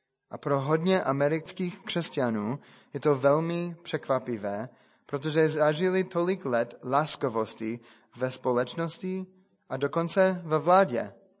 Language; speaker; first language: Czech; non-native, fluent; English